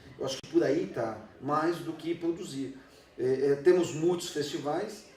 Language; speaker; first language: Portuguese; non-native, fluent; Spanish